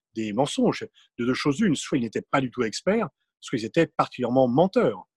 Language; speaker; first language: French; native; French